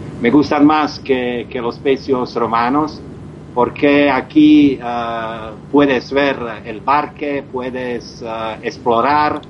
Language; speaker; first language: Spanish; non-native, learner; Croatian